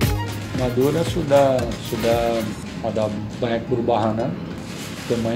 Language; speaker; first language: Indonesian; non-native, fluent; Portuguese